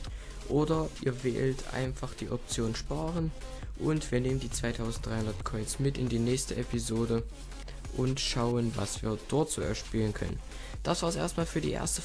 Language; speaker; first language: German; native; German